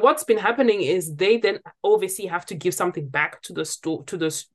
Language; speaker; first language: English; non-native, local second language; Shona